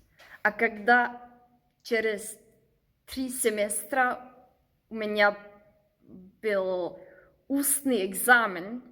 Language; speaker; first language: Russian; non-native, learner; German